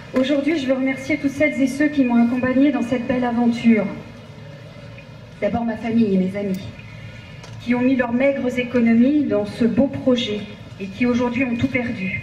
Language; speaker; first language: French; native; French